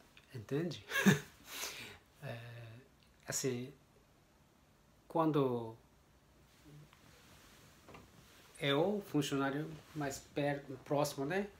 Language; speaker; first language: Portuguese; non-native, learner; Japanese